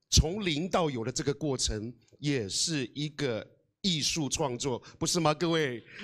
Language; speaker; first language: Chinese; non-native, local second language; Amis